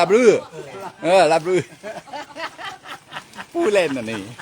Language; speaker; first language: Thai; non-native, learner; French